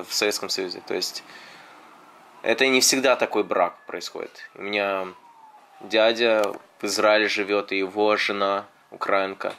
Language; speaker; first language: Russian; early bilingual, heritage; Russian